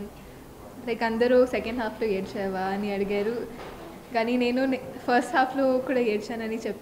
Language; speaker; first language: Telugu; non-native, fluent; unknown